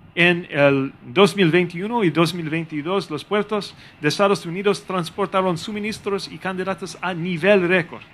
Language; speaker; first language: Spanish; non-native, fluent; English